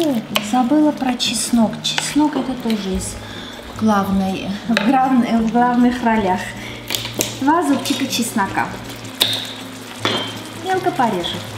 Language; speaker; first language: Russian; non-native, fluent; Armenian